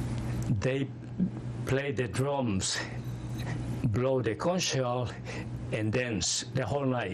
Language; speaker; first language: English; non-native, fluent; Spanish